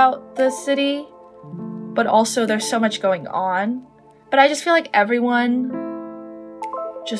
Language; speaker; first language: English; native; English